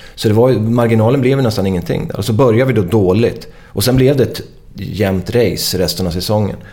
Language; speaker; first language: Swedish; native; Swedish